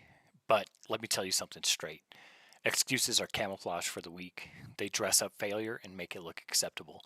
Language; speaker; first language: English; native; English